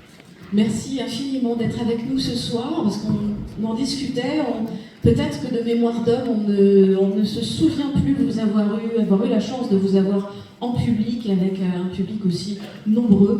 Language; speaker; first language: French; native; French